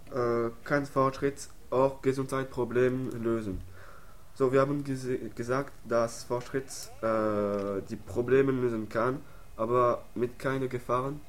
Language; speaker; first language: German; non-native, learner; French